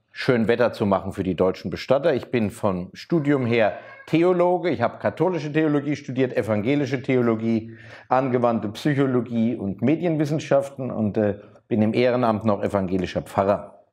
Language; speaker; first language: German; native; German